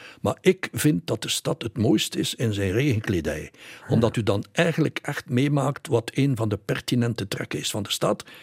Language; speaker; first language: Dutch; native; Dutch